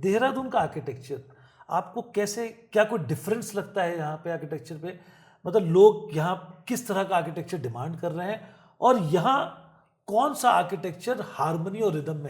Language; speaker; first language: Hindi; native; Hindi